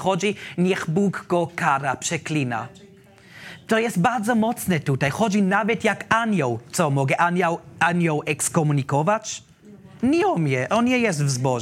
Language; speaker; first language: Polish; non-native, learner; German